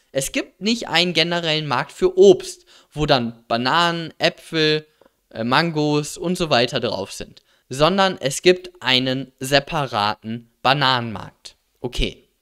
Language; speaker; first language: German; native; German